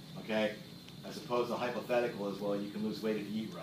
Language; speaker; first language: English; native; English